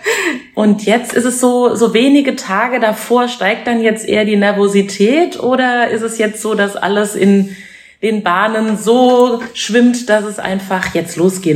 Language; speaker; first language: German; native; German